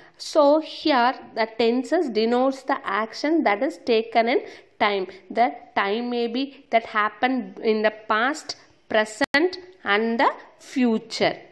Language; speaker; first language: English; non-native, local second language; Tamil